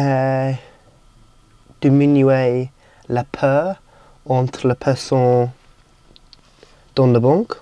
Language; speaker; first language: French; non-native, learner; English